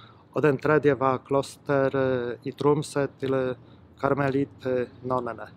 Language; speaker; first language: Norwegian; non-native, fluent; Polish